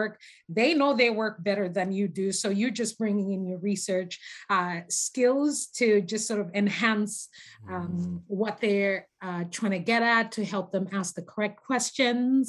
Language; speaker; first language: English; non-native, local second language; Nyanja